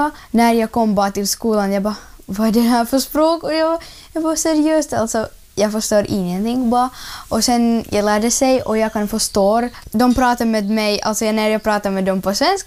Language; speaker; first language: Swedish; early bilingual, other home language; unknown